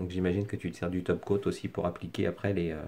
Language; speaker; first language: French; native; French